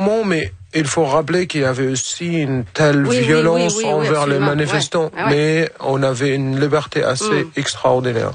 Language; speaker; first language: French; non-native, fluent; Arabic